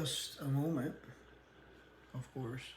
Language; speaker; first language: English; native; English